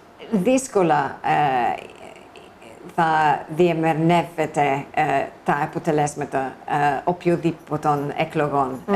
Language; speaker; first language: Greek; non-native, fluent; English